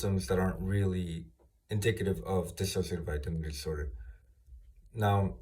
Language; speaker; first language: English; native; English